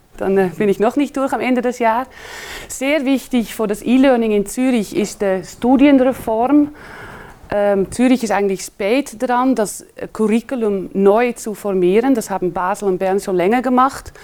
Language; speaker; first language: German; non-native, fluent; Dutch